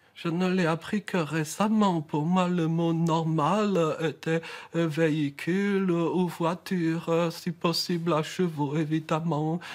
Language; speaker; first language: French; native; French